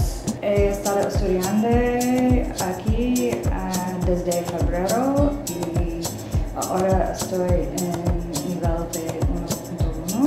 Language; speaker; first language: Spanish; non-native, learner; English